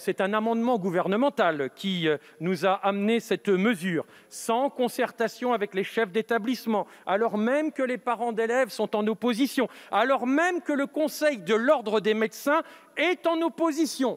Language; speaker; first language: French; native; French